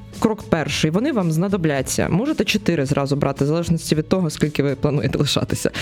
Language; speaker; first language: Ukrainian; native; Ukrainian